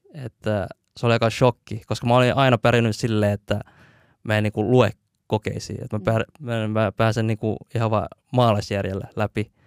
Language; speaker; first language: Finnish; early bilingual, other home language; Vietnamese